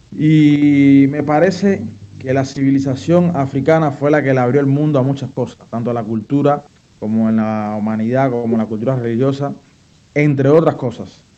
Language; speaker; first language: Spanish; native; Spanish